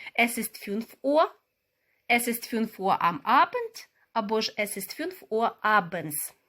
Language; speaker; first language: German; non-native, fluent; Ukrainian